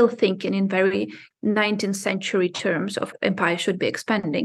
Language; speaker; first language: English; non-native, fluent; Ukrainian